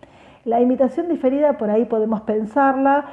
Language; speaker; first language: Spanish; native; Spanish